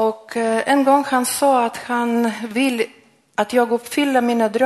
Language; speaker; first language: Swedish; non-native, fluent; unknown